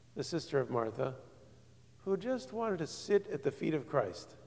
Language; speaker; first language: English; native; English